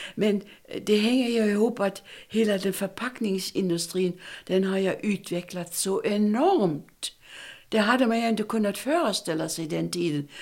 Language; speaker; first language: Swedish; non-native, fluent; German